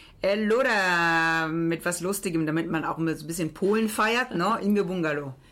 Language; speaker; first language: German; early bilingual, heritage; Italian